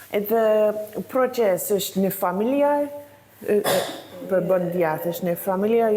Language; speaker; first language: Albanian; non-native, learner; English